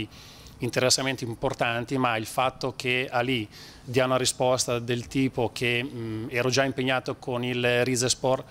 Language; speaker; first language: Italian; native; Italian